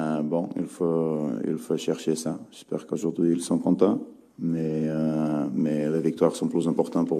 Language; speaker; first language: French; non-native, fluent; Portuguese